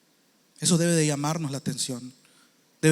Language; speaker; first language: Spanish; native; Spanish